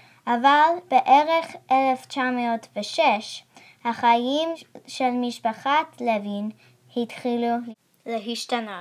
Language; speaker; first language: Hebrew; non-native, learner; English